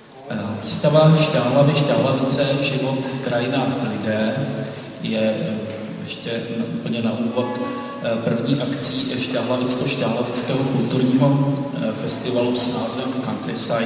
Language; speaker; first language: Czech; native; Czech